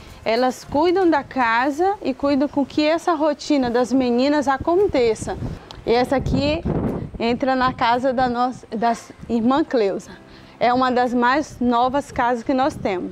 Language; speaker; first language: Portuguese; native; Portuguese